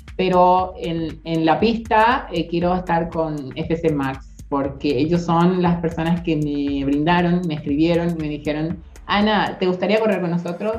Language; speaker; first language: Spanish; native; Spanish